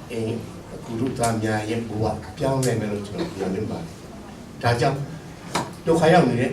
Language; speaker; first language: Burmese; non-native, local second language; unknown